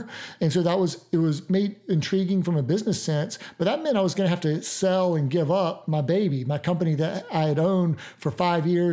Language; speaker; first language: English; native; English